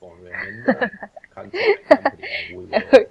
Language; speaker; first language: English; non-native, learner; Chinese